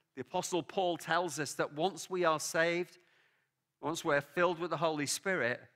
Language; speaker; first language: English; native; English